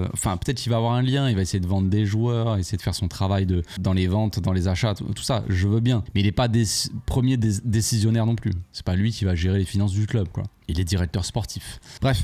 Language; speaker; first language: French; native; French